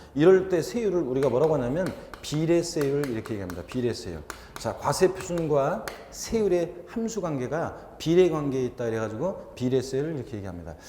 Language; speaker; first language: Korean; native; Korean